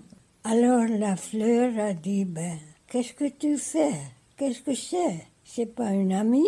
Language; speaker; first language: French; non-native, fluent; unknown